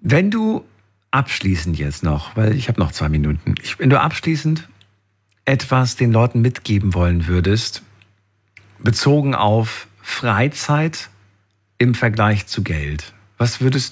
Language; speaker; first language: German; native; German